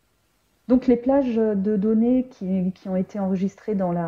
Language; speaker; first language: French; native; French